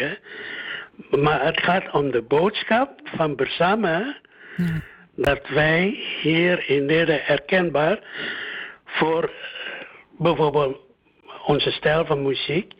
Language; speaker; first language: Dutch; early bilingual, other home language; Indonesian